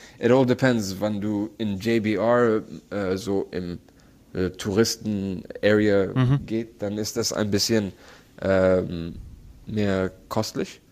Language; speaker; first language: German; non-native, learner; Arabic